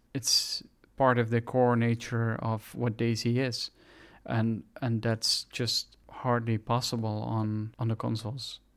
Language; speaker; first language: English; non-native, fluent; Dutch